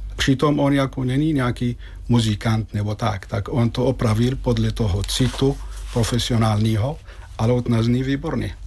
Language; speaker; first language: Czech; non-native, fluent; Arabic